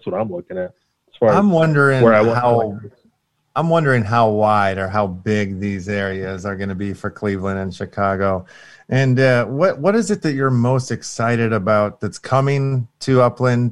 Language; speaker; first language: English; native; English